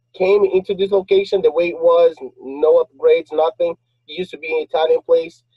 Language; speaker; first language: English; non-native, fluent; Portuguese